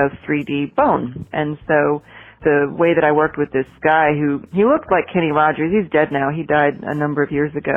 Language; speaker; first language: English; native; English